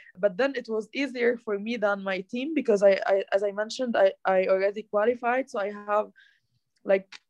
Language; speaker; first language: English; non-native, fluent; Arabic